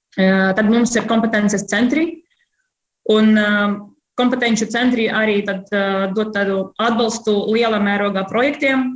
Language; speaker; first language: Latvian; non-native, local second language; Russian